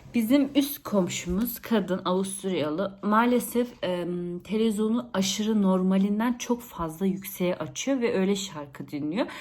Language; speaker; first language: Turkish; early bilingual, heritage; Turkish